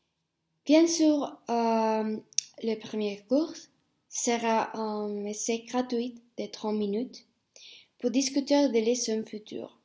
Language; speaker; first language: French; non-native, fluent; Spanish